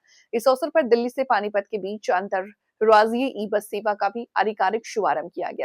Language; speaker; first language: Hindi; native; Hindi